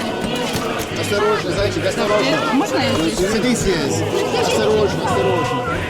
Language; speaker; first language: Russian; non-native, learner; English